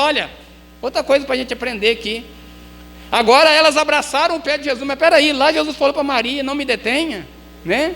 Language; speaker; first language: Portuguese; native; Portuguese